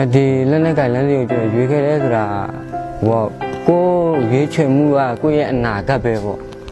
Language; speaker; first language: Burmese; non-native, local second language; S'gaw Karen